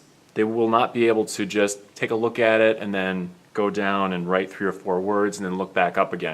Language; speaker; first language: English; native; English